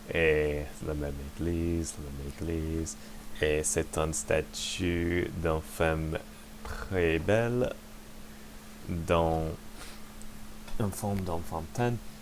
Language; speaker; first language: French; non-native, learner; English